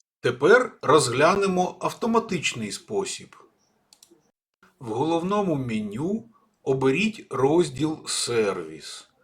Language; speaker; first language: Ukrainian; native; Ukrainian